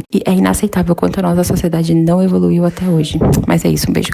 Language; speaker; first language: Portuguese; native; Portuguese